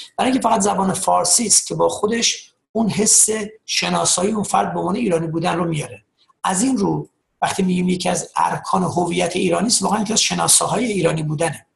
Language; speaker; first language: Persian; native; Persian